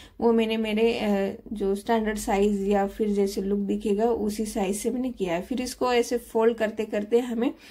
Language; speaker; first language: Hindi; non-native, local second language; Marathi